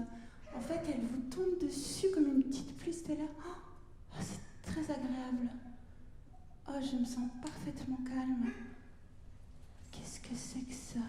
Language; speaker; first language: French; native; French